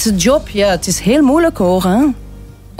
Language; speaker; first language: Dutch; non-native, local second language; French